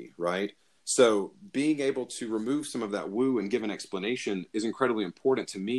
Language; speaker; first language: English; native; English